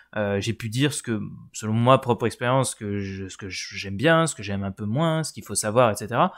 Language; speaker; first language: French; native; French